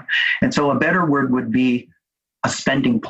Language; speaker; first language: English; native; English